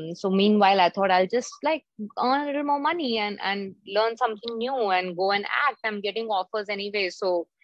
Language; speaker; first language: English; non-native, local second language; Hindi